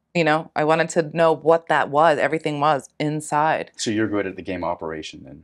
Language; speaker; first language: English; native; English